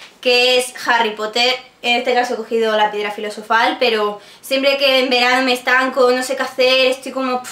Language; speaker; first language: Spanish; native; Spanish